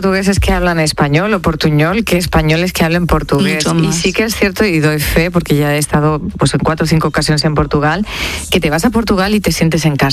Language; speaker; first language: Spanish; native; Spanish